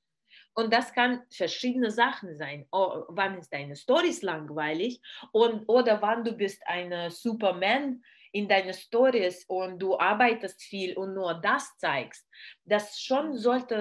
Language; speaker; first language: German; non-native, learner; Russian